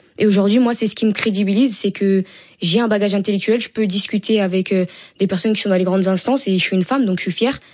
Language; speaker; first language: French; early bilingual, other home language; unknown